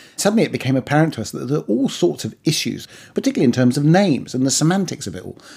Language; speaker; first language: English; early bilingual, other home language; Persian